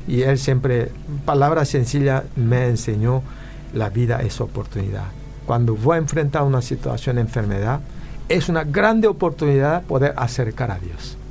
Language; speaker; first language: Spanish; non-native, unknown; Korean